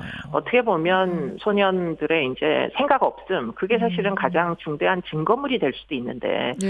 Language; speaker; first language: Korean; native; Korean